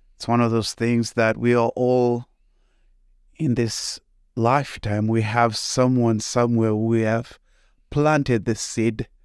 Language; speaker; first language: English; non-native, local second language; Shona